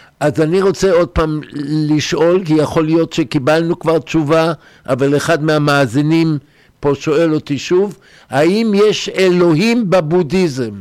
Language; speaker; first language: Hebrew; native; Hebrew